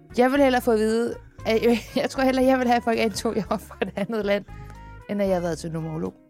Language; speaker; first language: Danish; native; Danish